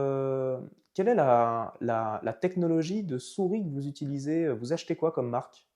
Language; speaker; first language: French; native; French